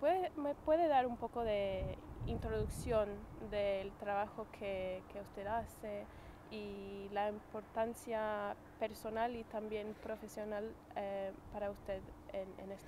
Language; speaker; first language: Spanish; non-native, fluent; English